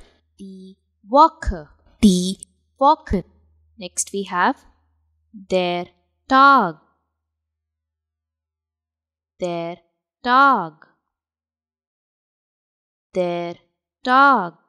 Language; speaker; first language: German; non-native, fluent; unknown